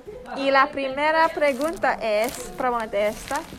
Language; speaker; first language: Spanish; non-native, learner; English